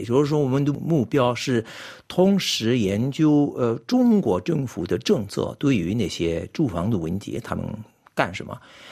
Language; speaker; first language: Chinese; non-native, fluent; French